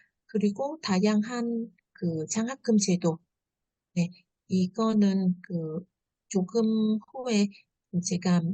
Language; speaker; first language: Korean; non-native, fluent; Vietnamese